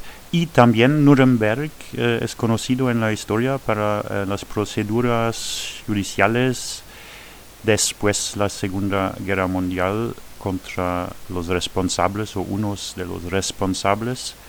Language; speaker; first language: Spanish; non-native, fluent; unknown